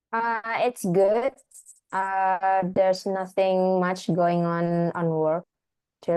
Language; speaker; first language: English; non-native, learner; Indonesian